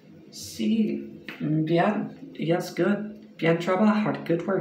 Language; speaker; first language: Spanish; non-native, learner; English